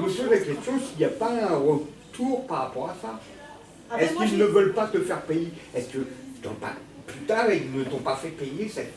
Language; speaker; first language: French; native; French